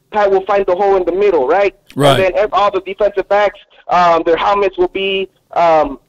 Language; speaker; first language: English; native; English